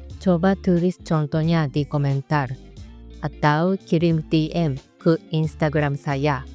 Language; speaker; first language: Indonesian; non-native, fluent; Japanese